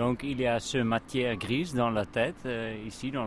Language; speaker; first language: French; non-native, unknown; Dutch